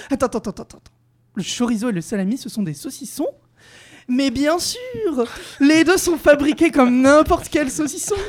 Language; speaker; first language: French; native; French